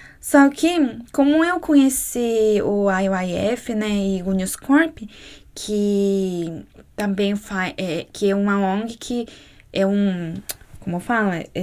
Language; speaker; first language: Portuguese; non-native, fluent; Korean